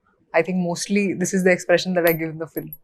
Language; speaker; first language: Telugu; non-native, local second language; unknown